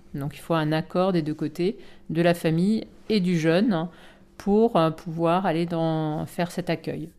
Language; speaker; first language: French; native; French